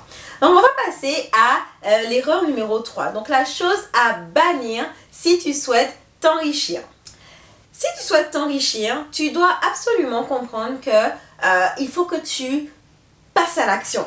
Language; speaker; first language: French; native; French